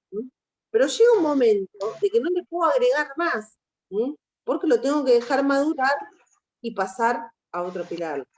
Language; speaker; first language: Spanish; native; Spanish